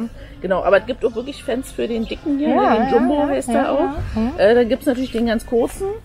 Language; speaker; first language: German; native; German